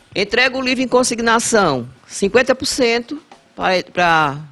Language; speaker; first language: Portuguese; native; Portuguese